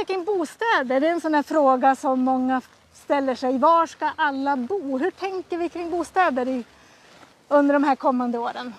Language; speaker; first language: Swedish; native; Swedish